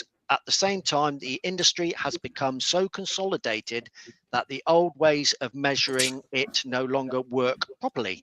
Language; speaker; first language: English; native; English